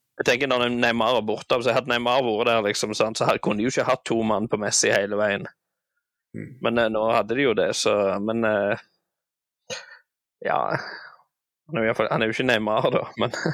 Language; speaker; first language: Norwegian; native; Norwegian